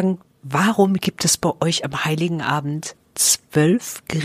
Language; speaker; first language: German; native; German